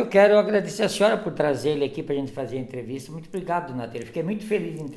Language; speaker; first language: Portuguese; native; Portuguese